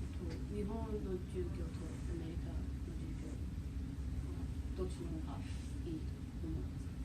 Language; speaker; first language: Japanese; non-native, learner; English